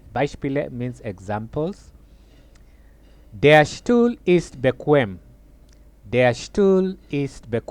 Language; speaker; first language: German; non-native, fluent; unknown